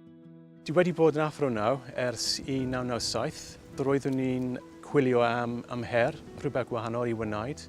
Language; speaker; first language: Welsh; non-native, learner; English